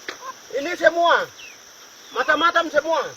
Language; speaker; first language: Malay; non-native, local second language; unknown